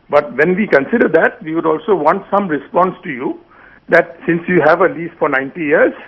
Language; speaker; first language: English; non-native, local second language; Bangla